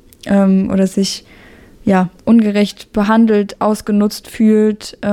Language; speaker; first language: German; native; German